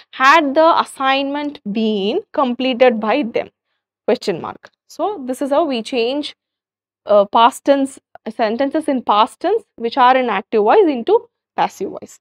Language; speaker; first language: English; non-native, local second language; Tamil